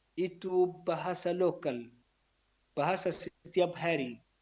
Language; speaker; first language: Indonesian; non-native, learner; Arabic